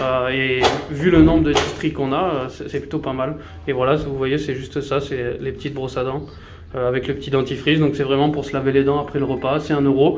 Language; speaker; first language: French; native; French